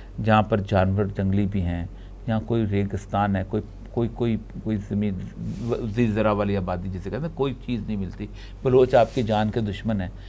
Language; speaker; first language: Hindi; native; Hindi